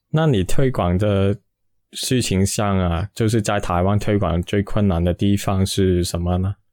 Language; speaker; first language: Chinese; non-native, local second language; Cantonese